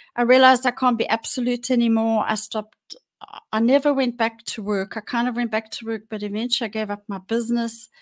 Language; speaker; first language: English; native; English